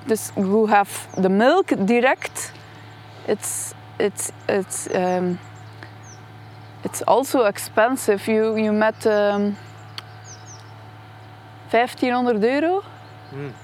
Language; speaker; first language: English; non-native, learner; Dutch